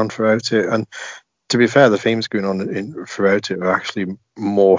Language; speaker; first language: English; native; English